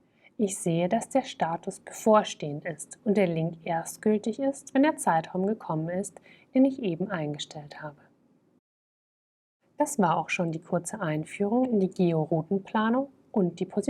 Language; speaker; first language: German; native; German